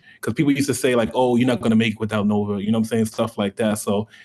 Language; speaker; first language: English; native; English